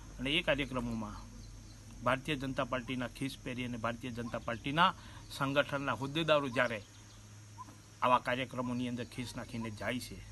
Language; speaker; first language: Gujarati; native; Gujarati